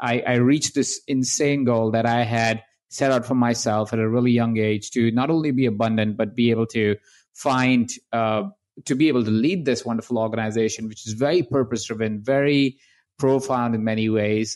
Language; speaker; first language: English; non-native, local second language; Hindi